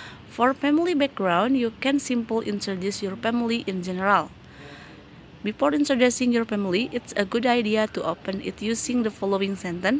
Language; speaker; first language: English; non-native, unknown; Indonesian